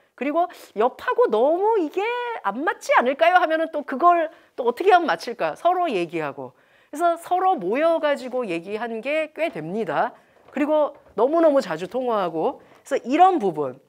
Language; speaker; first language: Korean; native; Korean